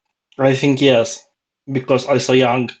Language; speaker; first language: English; non-native, learner; Ukrainian